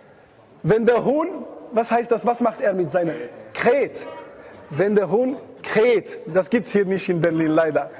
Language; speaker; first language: German; non-native, fluent; Arabic